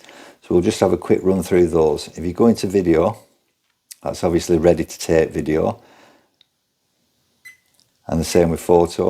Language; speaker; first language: English; native; English